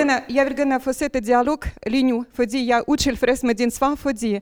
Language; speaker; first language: Danish; non-native, local second language; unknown